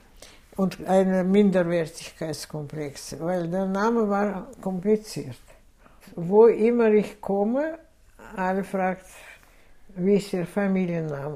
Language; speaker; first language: German; non-native, fluent; Russian